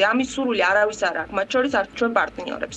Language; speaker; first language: Georgian; native; Georgian